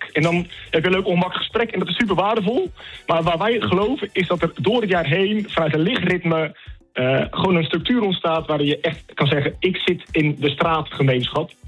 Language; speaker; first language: Dutch; native; Dutch